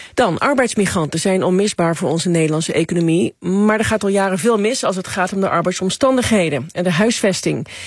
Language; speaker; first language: Dutch; native; Dutch